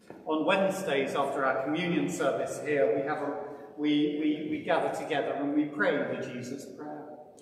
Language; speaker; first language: English; native; English